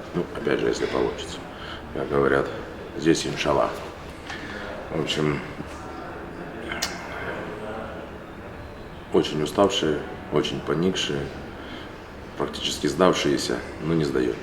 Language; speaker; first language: Russian; native; Russian